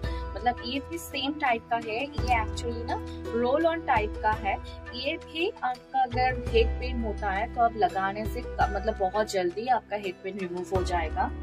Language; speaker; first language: Hindi; non-native, local second language; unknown